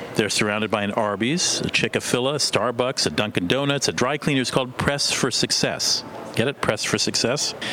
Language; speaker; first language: English; non-native, fluent; Korean